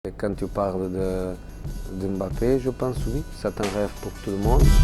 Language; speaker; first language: French; non-native, fluent; Portuguese